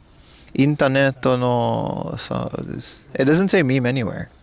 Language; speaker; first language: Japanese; non-native, learner; Dutch